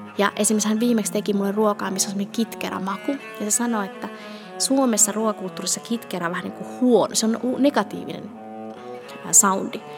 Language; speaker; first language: Finnish; early bilingual, other home language; Bangla